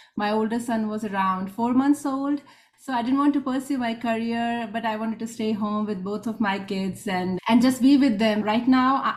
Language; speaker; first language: English; non-native, local second language; Hindi